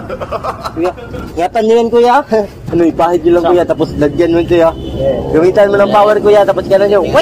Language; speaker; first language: Filipino; non-native, local second language; Cebuano